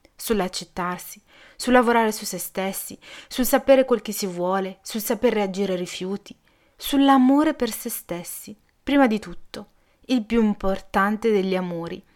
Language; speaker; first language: Italian; early bilingual, other home language; Arabic